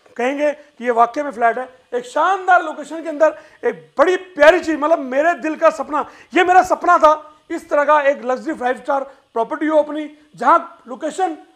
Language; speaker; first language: Hindi; native; Hindi